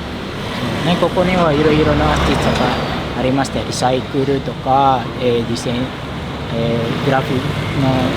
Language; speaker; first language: Japanese; non-native, fluent; Indonesian